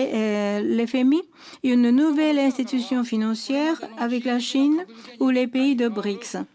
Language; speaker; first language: French; non-native, fluent; Japanese